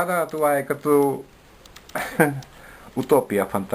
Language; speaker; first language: Bulgarian; non-native, learner; Finnish